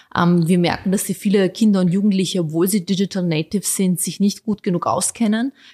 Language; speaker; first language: German; early bilingual, other home language; Bosnian